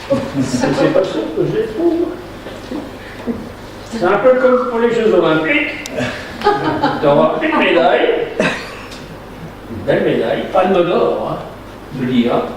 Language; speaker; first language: French; native; French